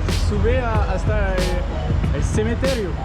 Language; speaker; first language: Spanish; non-native, learner; French